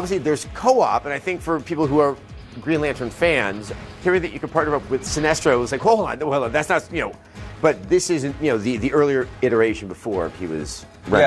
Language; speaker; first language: English; native; English